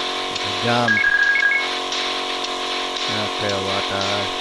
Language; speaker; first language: English; non-native, learner; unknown